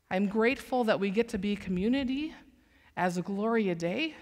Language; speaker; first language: English; native; English